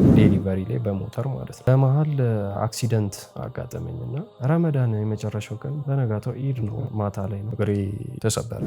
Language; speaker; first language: Amharic; native; Amharic